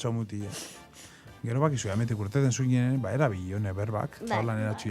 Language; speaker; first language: Basque; native; Basque